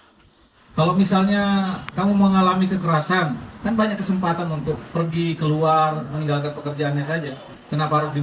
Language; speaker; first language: Indonesian; native; Indonesian